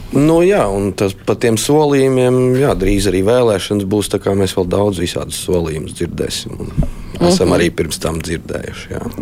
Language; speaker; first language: Latvian; native; Latvian